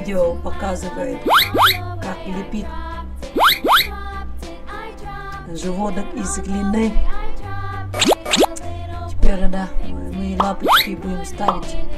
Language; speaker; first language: Russian; non-native, learner; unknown